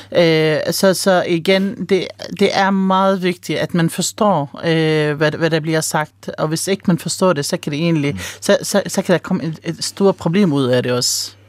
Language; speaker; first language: Danish; early bilingual, other home language; Arabic